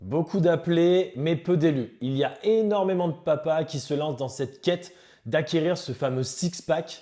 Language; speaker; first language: French; native; French